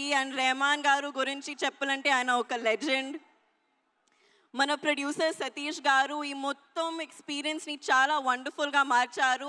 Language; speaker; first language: Telugu; non-native, learner; Hindi